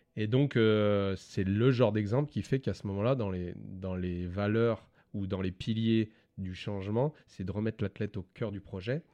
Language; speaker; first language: French; native; French